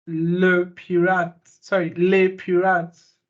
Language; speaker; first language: French; non-native, learner; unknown